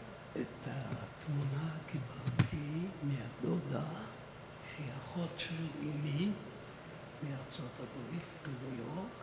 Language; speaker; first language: Hebrew; non-native, fluent; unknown